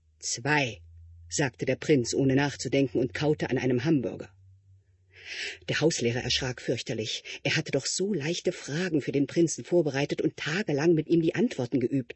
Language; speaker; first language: German; native; German